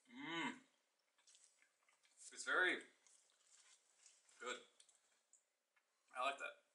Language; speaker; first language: English; native; English